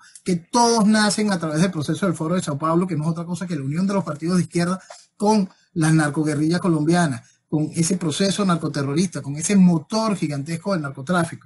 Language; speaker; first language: Spanish; native; Spanish